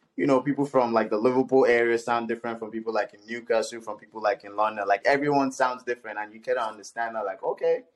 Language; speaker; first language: English; non-native, local second language; Yoruba